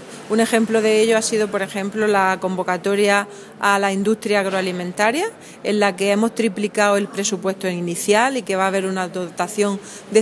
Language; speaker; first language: Spanish; native; Spanish